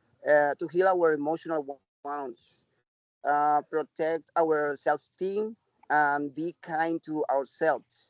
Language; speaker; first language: English; non-native, learner; Spanish